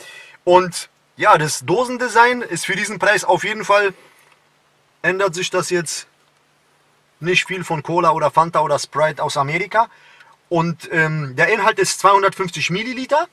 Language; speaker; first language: German; native; German